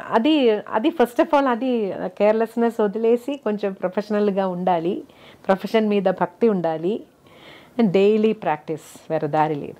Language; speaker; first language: Telugu; non-native, fluent; Malayalam